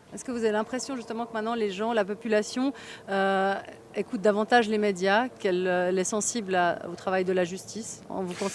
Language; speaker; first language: French; native; French